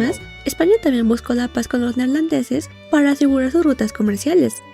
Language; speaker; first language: Spanish; native; Spanish